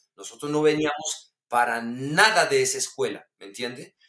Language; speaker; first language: Spanish; early bilingual, heritage; French